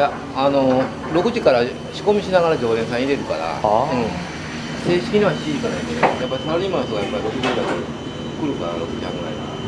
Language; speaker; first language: Japanese; native; Japanese